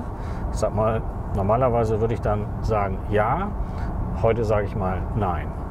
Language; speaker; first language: German; native; German